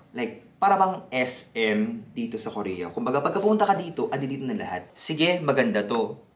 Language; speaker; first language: Filipino; early bilingual, other home language; Korean